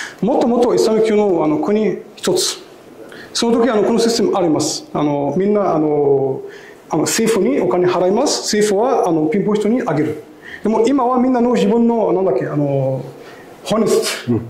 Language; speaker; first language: Japanese; non-native, learner; Arabic